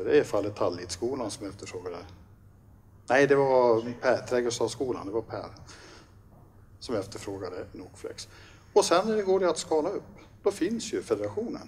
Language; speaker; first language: Swedish; native; Swedish